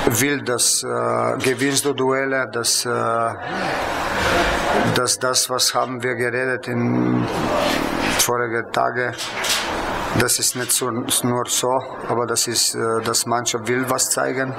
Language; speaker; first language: German; non-native, fluent; Slovenian